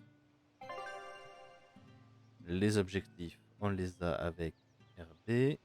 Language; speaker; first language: French; native; French